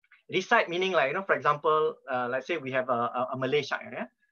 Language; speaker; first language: English; non-native, local second language; Malay